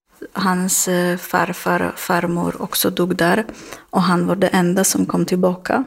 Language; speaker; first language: Swedish; non-native, learner; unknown